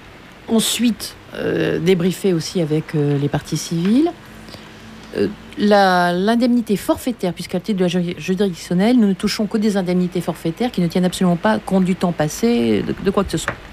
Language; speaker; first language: French; native; French